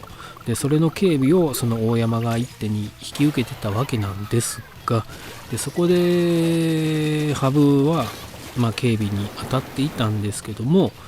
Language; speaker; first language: Japanese; native; Japanese